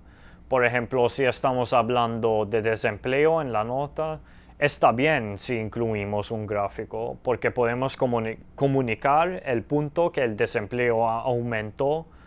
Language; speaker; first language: Spanish; early bilingual, heritage; Spanish